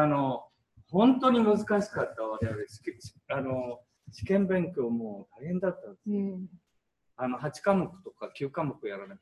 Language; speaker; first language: Japanese; native; Japanese